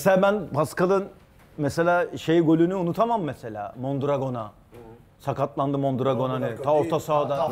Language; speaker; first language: Turkish; native; Turkish